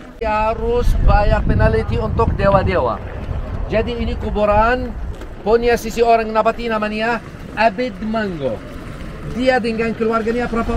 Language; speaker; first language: Indonesian; non-native, learner; Arabic